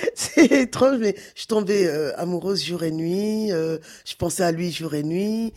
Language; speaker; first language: French; early bilingual, other home language; Wolof